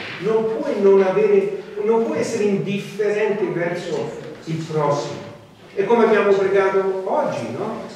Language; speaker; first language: Italian; non-native, fluent; English